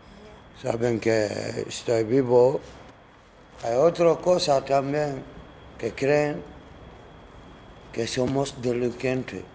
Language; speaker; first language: Spanish; non-native, learner; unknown